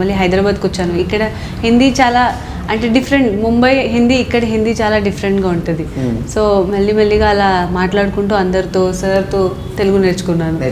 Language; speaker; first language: Telugu; non-native, local second language; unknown